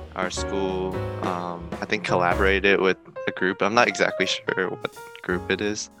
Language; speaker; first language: English; native; English